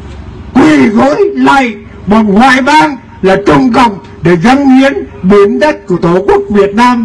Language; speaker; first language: Vietnamese; native; Vietnamese